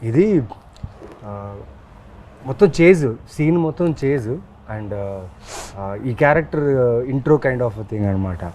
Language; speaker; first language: Telugu; native; Telugu